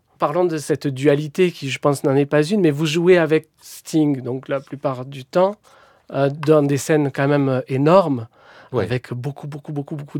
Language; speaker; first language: French; native; French